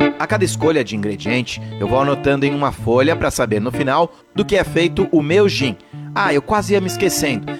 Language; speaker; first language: Portuguese; native; Portuguese